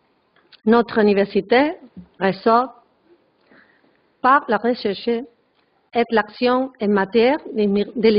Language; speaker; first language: French; non-native, learner; Spanish